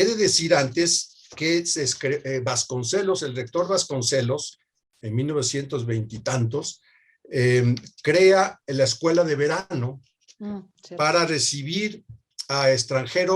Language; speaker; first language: Spanish; native; Spanish